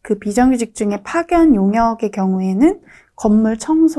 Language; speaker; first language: Korean; native; Korean